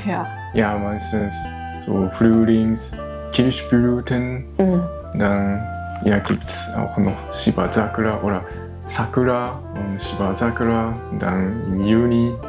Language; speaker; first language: German; non-native, fluent; Japanese